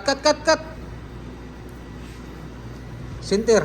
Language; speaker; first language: English; non-native, learner; Filipino